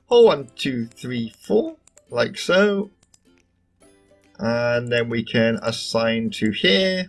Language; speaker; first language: English; native; English